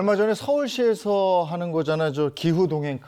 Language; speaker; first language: Korean; native; Korean